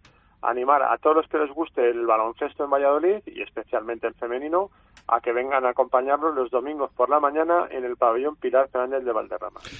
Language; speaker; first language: Spanish; native; Spanish